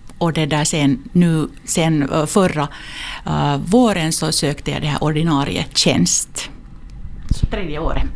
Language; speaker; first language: Swedish; non-native, local second language; Finnish